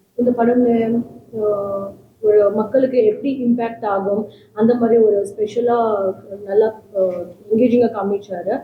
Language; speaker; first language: Tamil; non-native, learner; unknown